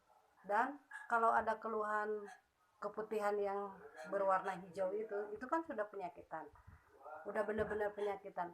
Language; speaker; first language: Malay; non-native, local second language; Sundanese